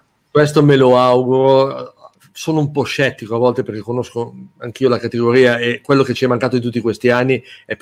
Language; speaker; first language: Italian; native; Italian